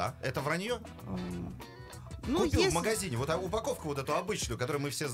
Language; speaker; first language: Russian; native; Russian